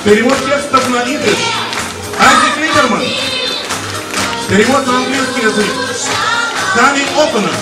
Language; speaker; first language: Russian; native; Russian